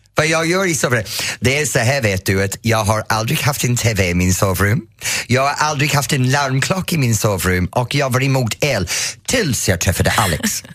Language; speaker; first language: Swedish; non-native, fluent; English